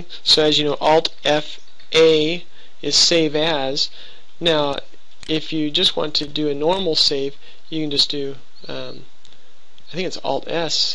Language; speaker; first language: English; native; English